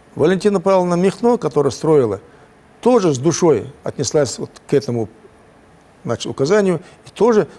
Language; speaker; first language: Russian; non-native, local second language; Chechen